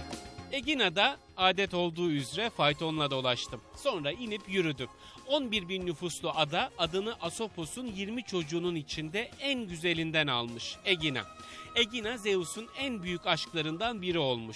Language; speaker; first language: Turkish; native; Turkish